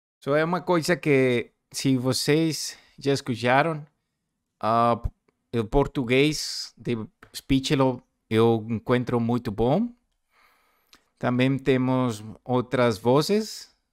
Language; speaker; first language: Portuguese; non-native, learner; Spanish